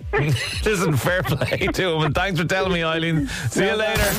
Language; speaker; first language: English; native; English